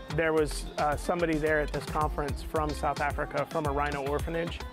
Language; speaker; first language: English; native; English